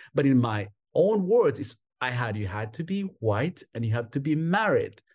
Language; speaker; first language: English; non-native, local second language; Kinyarwanda